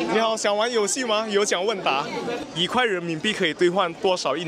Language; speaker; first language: Chinese; non-native, fluent; Indonesian